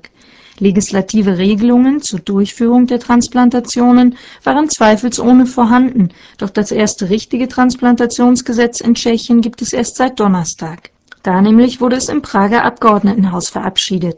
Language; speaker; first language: German; native; German